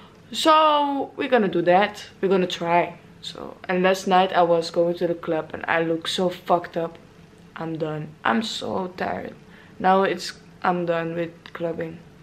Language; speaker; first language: English; non-native, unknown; Dutch